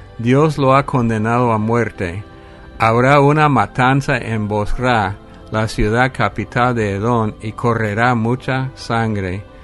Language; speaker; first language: Spanish; non-native, fluent; English